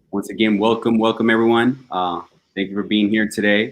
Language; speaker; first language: English; early bilingual, other home language; Spanish